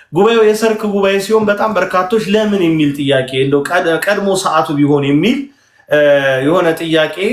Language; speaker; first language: Amharic; native; Amharic